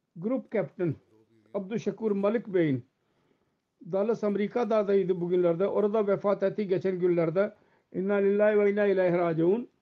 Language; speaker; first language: Turkish; non-native, fluent; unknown